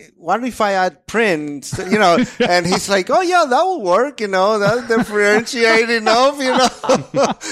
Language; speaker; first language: English; non-native, fluent; Spanish